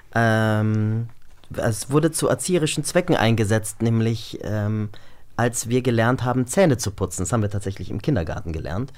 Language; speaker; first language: German; early bilingual, other home language; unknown